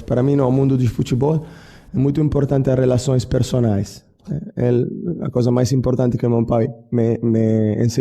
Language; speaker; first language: Portuguese; non-native, fluent; Italian